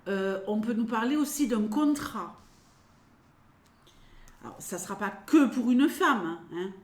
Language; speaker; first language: French; native; French